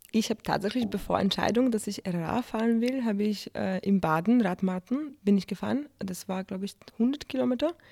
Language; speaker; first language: German; non-native, fluent; Polish